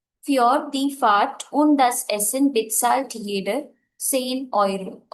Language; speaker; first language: German; non-native, fluent; Hindi